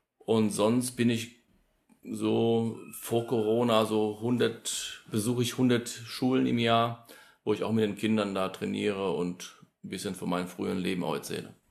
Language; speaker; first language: German; early bilingual, other home language; Polish